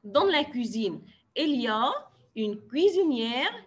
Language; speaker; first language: French; non-native, fluent; Arabic